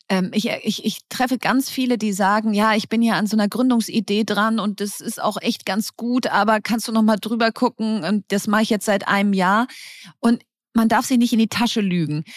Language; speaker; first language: German; native; German